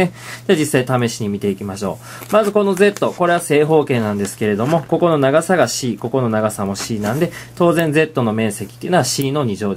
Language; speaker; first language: Japanese; native; Japanese